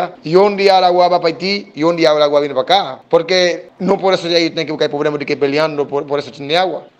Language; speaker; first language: Spanish; non-native, learner; Haitian Creole